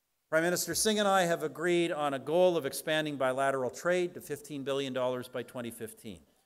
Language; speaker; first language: English; native; English